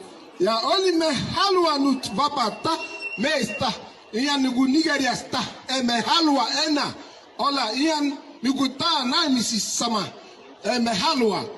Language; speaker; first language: Finnish; non-native, learner; Igbo